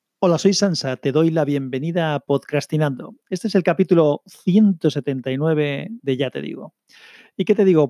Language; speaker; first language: Spanish; native; Spanish